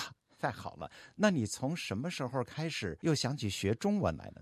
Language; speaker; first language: Chinese; native; Chinese